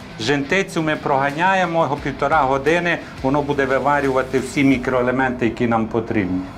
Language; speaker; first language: Ukrainian; native; Ukrainian